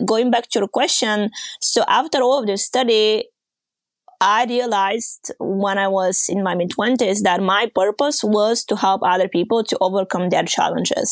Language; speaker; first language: English; non-native, fluent; Bulgarian